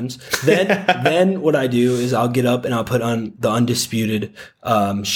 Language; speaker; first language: English; native; English